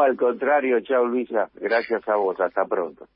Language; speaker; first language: Spanish; native; Spanish